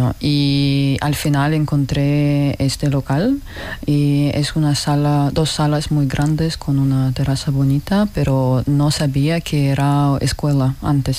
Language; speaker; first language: Spanish; non-native, learner; Russian